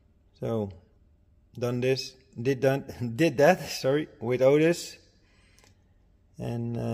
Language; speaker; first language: English; non-native, fluent; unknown